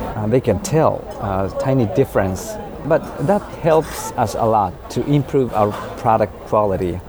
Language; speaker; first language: English; non-native, fluent; Japanese